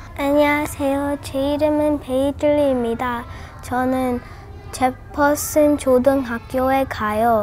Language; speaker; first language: Korean; non-native, learner; English